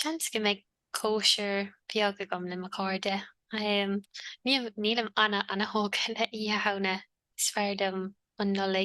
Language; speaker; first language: Irish; native; Irish